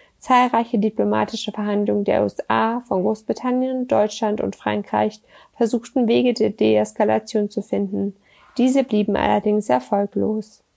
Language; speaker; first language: German; native; German